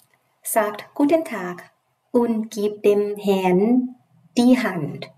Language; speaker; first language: German; non-native, fluent; Thai